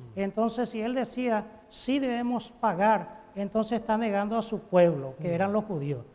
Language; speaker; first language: Spanish; non-native, local second language; Guarani